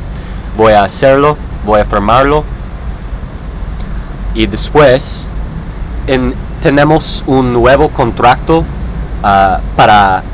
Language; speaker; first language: Spanish; non-native, learner; English